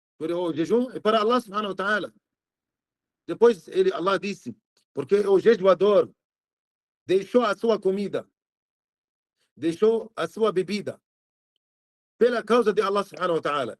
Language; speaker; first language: Portuguese; non-native, fluent; Arabic